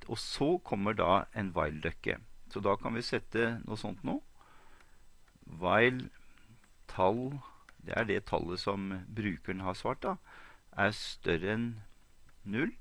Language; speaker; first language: Norwegian; native; Norwegian